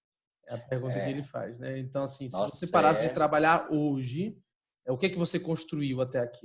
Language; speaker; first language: Portuguese; native; Portuguese